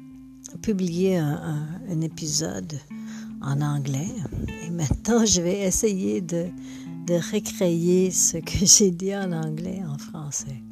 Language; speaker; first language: French; non-native, fluent; English